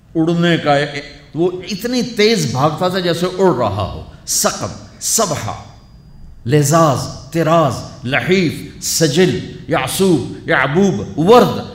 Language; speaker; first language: Urdu; non-native, local second language; Punjabi